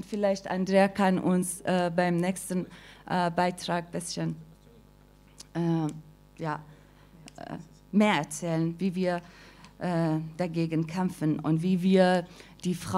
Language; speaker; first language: German; non-native, fluent; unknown